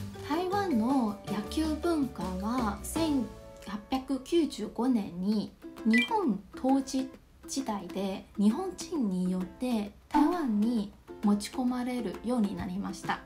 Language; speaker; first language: Japanese; non-native, fluent; Chinese